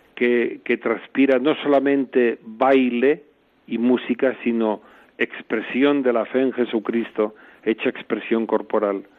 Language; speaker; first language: Spanish; native; Spanish